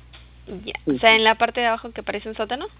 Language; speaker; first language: Spanish; native; Spanish